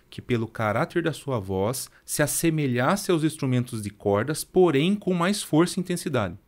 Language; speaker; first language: Portuguese; native; Portuguese